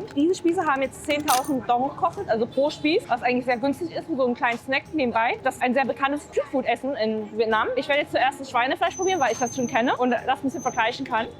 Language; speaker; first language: German; native; German